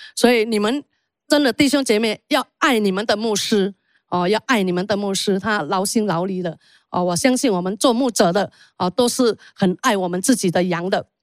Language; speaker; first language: Chinese; early bilingual, heritage; Chinese